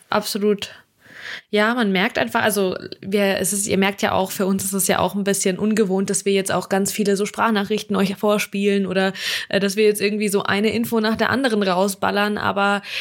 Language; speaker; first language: German; early bilingual, other home language; Russian